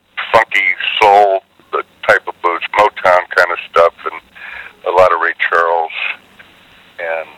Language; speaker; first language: English; native; English